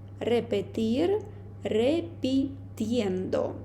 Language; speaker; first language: Spanish; non-native, fluent; Ukrainian